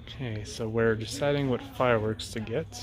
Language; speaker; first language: English; native; English